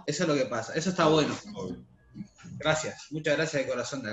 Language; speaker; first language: Spanish; native; Spanish